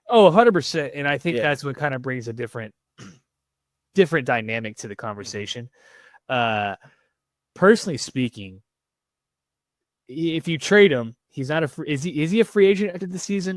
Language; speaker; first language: English; native; English